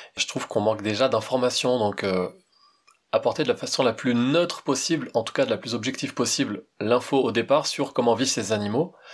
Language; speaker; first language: French; native; French